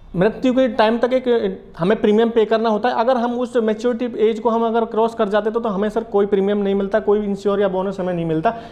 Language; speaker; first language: Hindi; native; Hindi